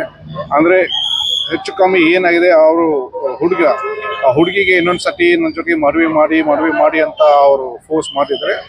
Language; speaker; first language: Kannada; non-native, local second language; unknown